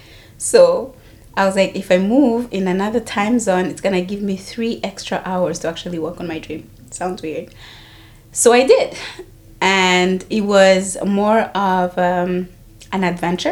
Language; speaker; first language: English; non-native, local second language; Kinyarwanda